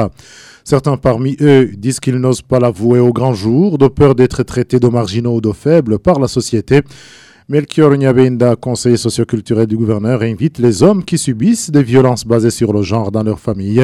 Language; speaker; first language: French; non-native, local second language; Rundi